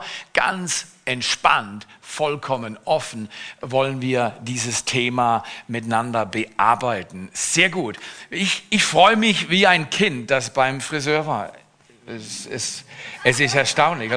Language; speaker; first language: German; native; German